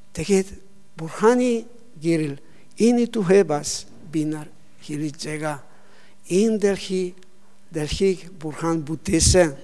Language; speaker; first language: Mongolian; non-native, learner; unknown